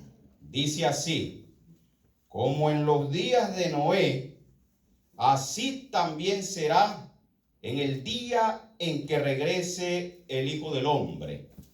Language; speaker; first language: Spanish; native; Spanish